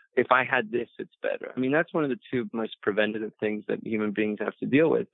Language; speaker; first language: English; early bilingual, other home language; Spanish